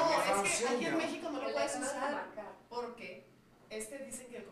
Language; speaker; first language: Spanish; native; Spanish